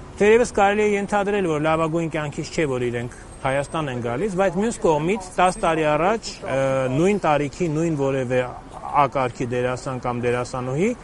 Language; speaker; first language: Armenian; native; Armenian